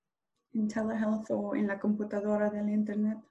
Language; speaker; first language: Spanish; non-native, learner; English